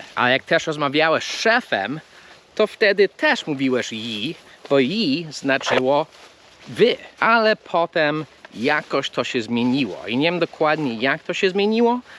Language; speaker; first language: Polish; non-native, fluent; English